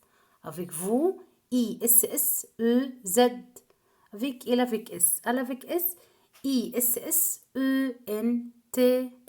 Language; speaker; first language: French; non-native, fluent; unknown